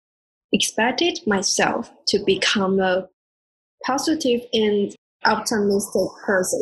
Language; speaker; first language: English; non-native, learner; Chinese